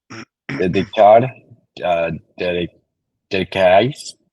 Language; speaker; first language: Spanish; non-native, learner; English